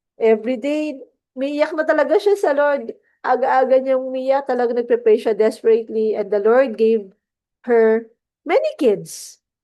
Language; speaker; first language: Filipino; non-native, local second language; Cebuano